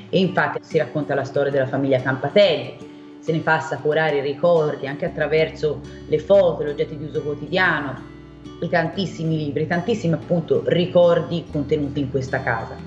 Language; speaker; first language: Italian; native; Italian